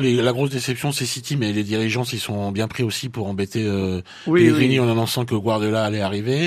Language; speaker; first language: French; native; French